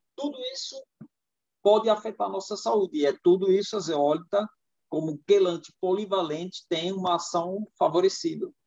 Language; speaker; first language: Portuguese; non-native, fluent; German